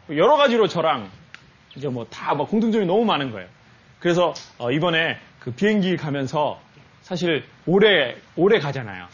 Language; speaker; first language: Korean; native; Korean